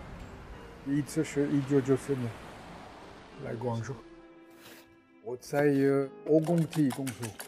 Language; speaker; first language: Chinese; non-native, fluent; French